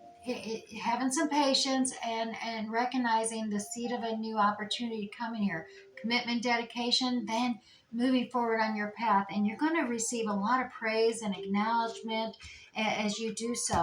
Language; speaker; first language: English; native; English